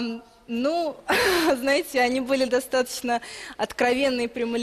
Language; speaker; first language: Russian; native; Russian